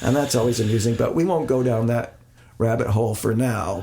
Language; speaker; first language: English; native; English